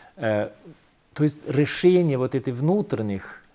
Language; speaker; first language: Russian; non-native, fluent; Swedish